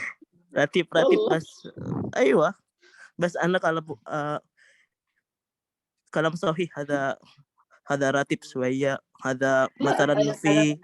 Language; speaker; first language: Arabic; non-native, learner; Indonesian